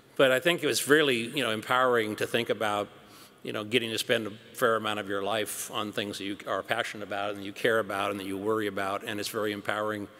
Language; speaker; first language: English; native; English